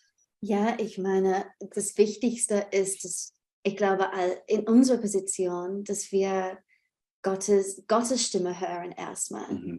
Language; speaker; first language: German; non-native, fluent; English